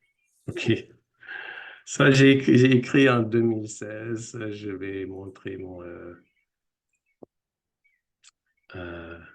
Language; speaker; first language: French; non-native, fluent; English